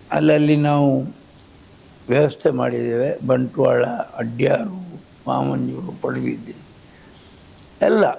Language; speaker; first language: Kannada; native; Kannada